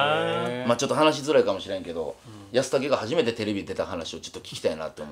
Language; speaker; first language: Japanese; native; Japanese